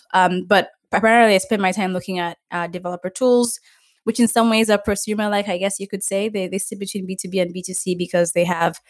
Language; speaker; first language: English; non-native, local second language; Ganda